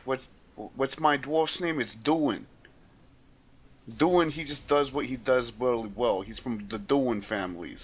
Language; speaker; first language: English; native; English